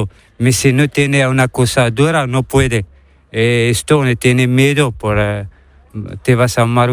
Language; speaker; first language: Spanish; non-native, learner; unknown